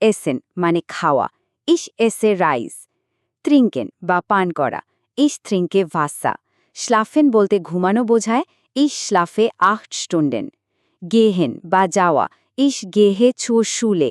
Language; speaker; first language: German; non-native, fluent; Bangla